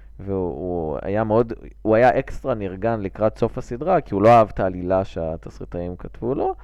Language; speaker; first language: Hebrew; native; Hebrew